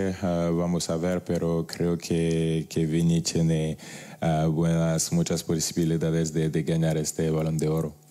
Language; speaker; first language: Spanish; non-native, fluent; French